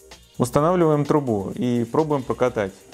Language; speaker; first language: Russian; native; Russian